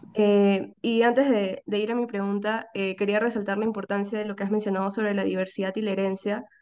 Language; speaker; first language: Spanish; native; Spanish